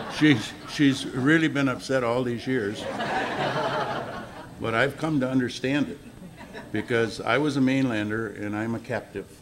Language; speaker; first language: English; native; English